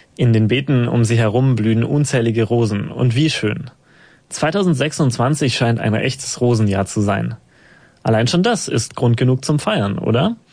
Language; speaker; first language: German; native; German